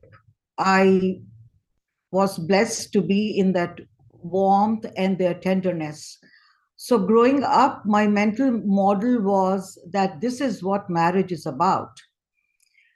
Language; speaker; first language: English; non-native, local second language; Hindi